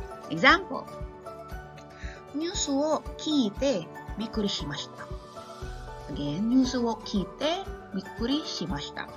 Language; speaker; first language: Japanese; non-native, fluent; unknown